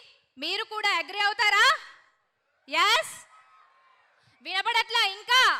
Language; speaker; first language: Telugu; native; Telugu